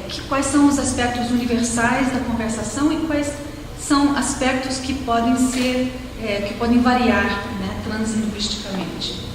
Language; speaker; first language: Portuguese; non-native, fluent; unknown